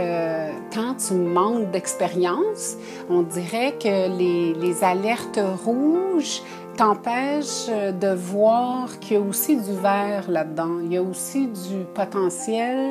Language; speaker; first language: French; native; French